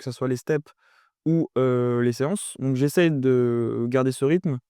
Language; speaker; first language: French; native; French